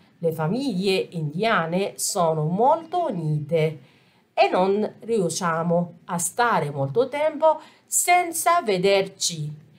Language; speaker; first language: Italian; non-native, fluent; Arabic